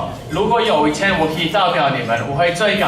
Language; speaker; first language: Chinese; early bilingual, heritage; English